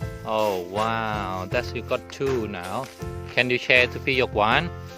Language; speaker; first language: English; non-native, learner; Thai